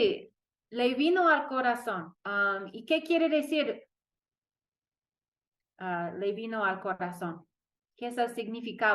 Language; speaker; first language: Spanish; non-native, fluent; English